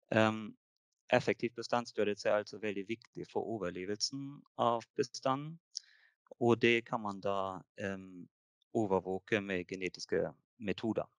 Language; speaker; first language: Norwegian; non-native, fluent; German